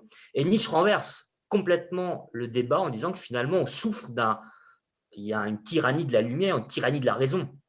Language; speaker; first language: French; native; French